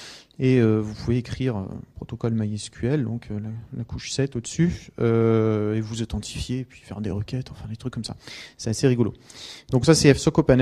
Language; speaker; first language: French; native; French